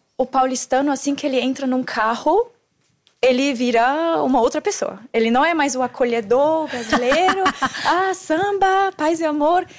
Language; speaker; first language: Portuguese; non-native, fluent; German